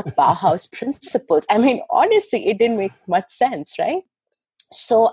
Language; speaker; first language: English; non-native, local second language; Hindi